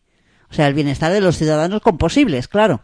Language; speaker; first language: Spanish; native; Spanish